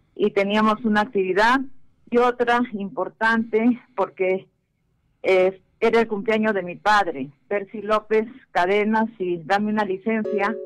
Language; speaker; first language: Spanish; native; Spanish